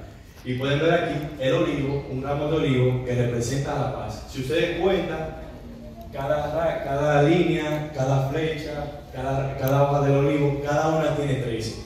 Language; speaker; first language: Spanish; early bilingual, heritage; Spanish